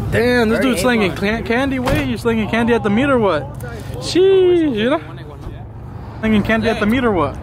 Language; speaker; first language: English; early bilingual, other home language; Spanish